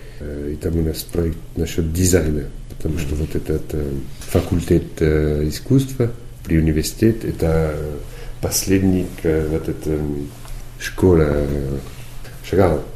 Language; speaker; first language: Russian; non-native, fluent; French